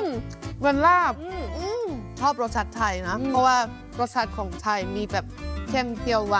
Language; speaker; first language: Thai; non-native, fluent; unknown